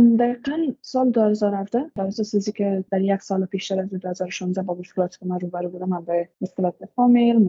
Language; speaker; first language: Persian; native; Persian